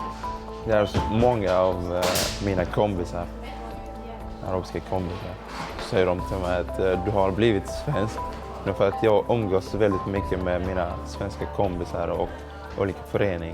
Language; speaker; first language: Swedish; non-native, fluent; Arabic